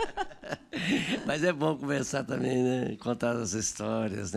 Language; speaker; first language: Portuguese; native; Portuguese